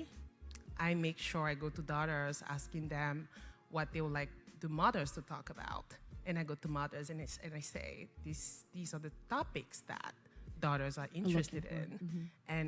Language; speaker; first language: English; non-native, local second language; French